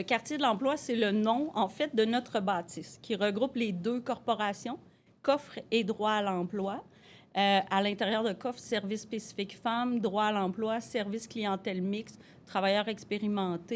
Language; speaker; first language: French; native; French